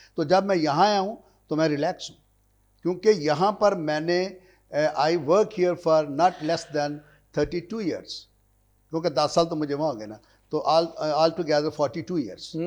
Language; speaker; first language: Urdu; non-native, local second language; Punjabi